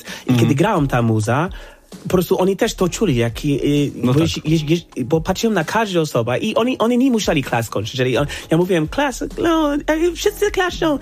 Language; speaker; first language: Polish; non-native, fluent; English